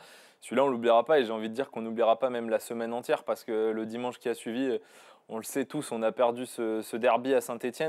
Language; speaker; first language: French; native; French